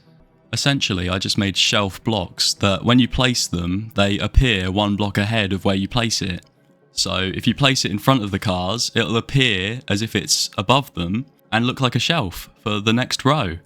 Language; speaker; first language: English; native; English